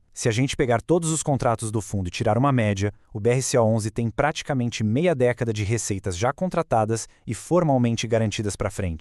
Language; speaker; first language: Portuguese; native; Portuguese